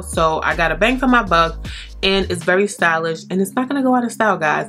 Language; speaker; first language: English; native; English